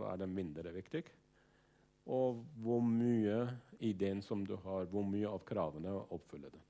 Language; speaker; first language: Norwegian; non-native, fluent; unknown